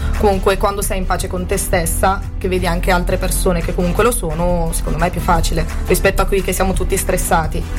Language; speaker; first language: Italian; native; Italian